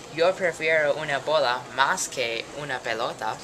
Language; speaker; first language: Spanish; non-native, learner; English